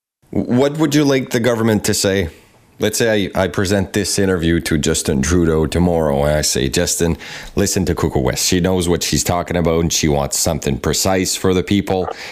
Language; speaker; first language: English; non-native, local second language; French